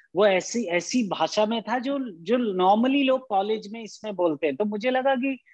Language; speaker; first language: Hindi; native; Hindi